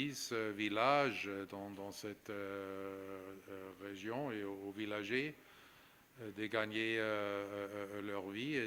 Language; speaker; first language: French; non-native, fluent; German